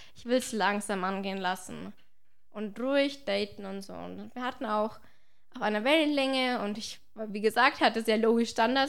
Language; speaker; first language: German; native; German